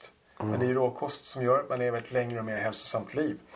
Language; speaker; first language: Swedish; native; Swedish